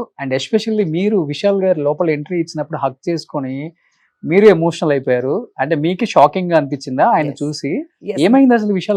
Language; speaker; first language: Telugu; native; Telugu